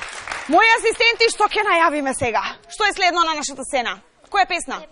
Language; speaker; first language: Macedonian; native; Macedonian